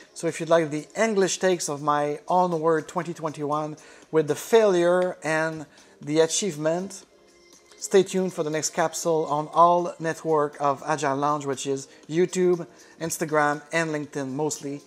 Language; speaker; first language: English; non-native, fluent; French